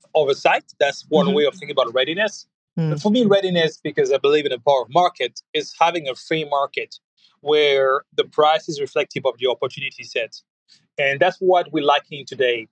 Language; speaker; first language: English; non-native, fluent; French